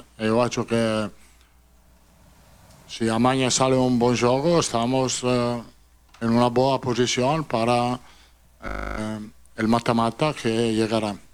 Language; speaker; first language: Portuguese; non-native, learner; Italian